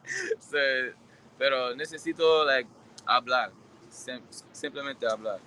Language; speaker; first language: Spanish; non-native, learner; English